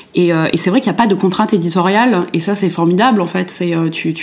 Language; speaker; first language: French; early bilingual, other home language; German